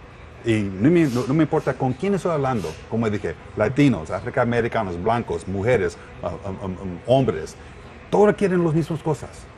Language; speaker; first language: Spanish; non-native, learner; English